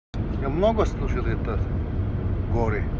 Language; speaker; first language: Russian; non-native, learner; Mongolian